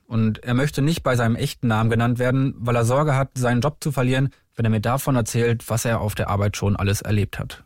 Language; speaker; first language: German; native; German